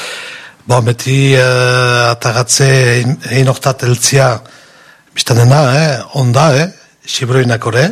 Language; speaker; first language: Basque; native; Basque